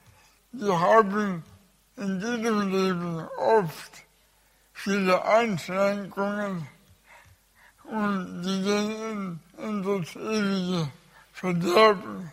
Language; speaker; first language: German; early bilingual, other home language; Russian